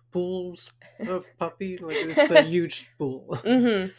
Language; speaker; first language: English; non-native, fluent; French